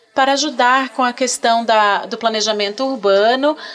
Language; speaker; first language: Portuguese; non-native, fluent; French